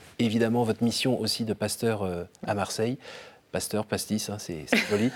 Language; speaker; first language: French; native; French